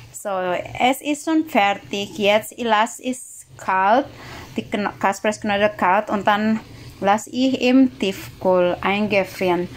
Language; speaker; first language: German; non-native, learner; Indonesian